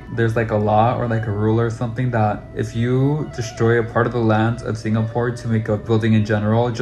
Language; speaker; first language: English; native; English